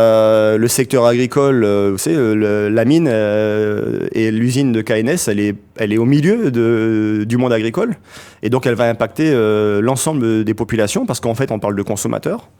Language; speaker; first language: French; native; French